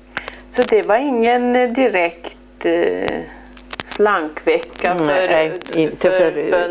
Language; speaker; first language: Swedish; native; Swedish